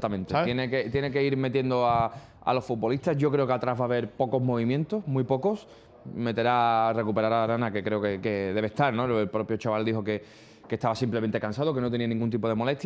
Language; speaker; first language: Spanish; native; Spanish